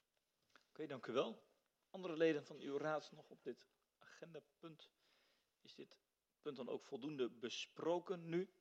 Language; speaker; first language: Dutch; native; Dutch